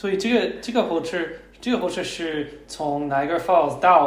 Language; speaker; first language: Chinese; non-native, learner; English